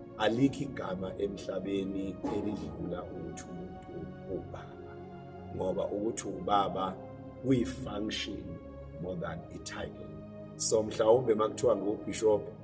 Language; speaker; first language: Zulu; native; Zulu